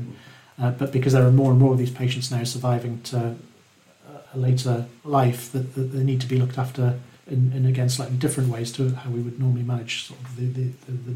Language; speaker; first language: English; native; English